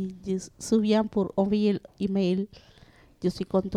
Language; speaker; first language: French; non-native, learner; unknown